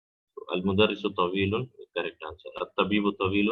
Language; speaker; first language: Arabic; non-native, fluent; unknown